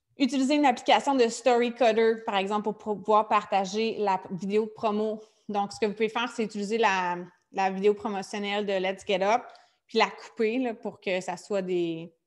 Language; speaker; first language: French; native; French